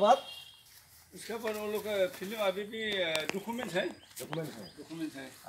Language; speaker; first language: Hindi; non-native, local second language; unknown